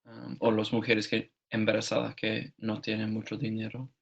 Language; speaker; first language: Spanish; non-native, learner; English